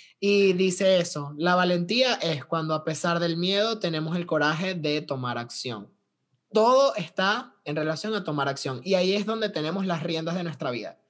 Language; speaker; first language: Spanish; native; Spanish